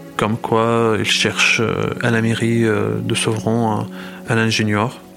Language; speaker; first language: French; non-native, fluent; Arabic